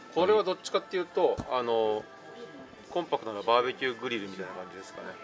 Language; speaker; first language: Japanese; native; Japanese